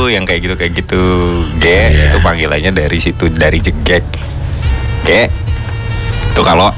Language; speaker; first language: Indonesian; non-native, local second language; Javanese